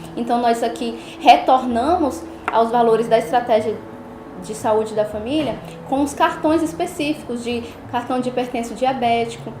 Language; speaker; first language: Portuguese; native; Portuguese